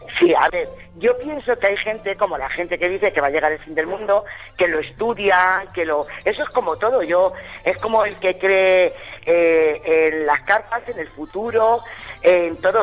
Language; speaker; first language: Spanish; native; Spanish